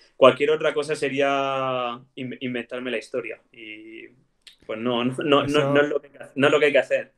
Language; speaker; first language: Spanish; native; Spanish